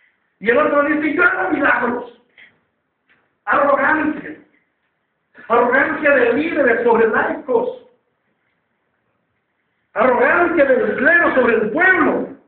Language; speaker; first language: Spanish; native; Spanish